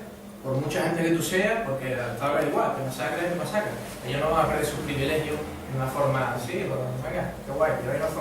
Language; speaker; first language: Spanish; native; Spanish